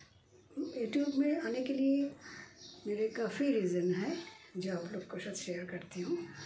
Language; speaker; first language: Hindi; non-native, local second language; Bangla